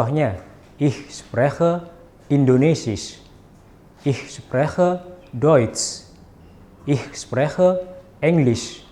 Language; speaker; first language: German; non-native, fluent; Indonesian